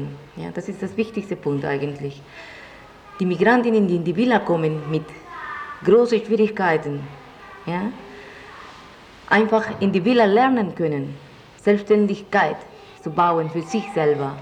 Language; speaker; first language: German; non-native, fluent; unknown